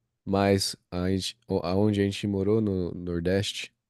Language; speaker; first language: Portuguese; non-native, fluent; English